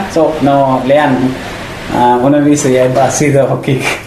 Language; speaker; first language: Danish; non-native, learner; Tamil